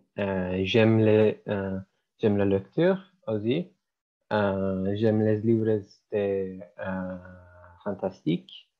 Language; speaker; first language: French; non-native, learner; Turkish